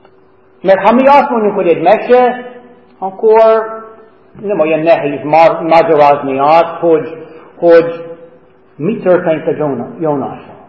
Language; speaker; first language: Hungarian; non-native, fluent; English